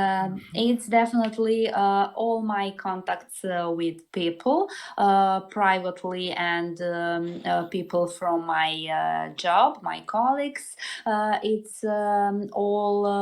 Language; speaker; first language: English; non-native, learner; Serbian